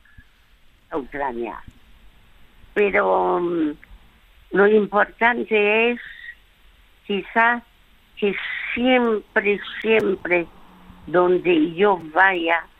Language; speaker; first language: Spanish; early bilingual, other home language; French